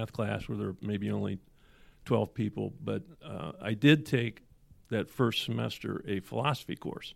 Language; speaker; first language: English; native; English